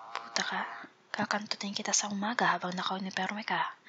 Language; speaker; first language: Filipino; non-native, learner; English